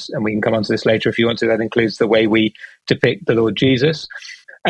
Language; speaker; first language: English; native; English